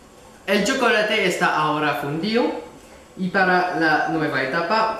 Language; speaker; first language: Spanish; non-native, learner; French